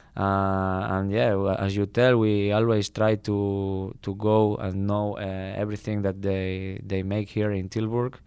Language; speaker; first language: English; non-native, fluent; Spanish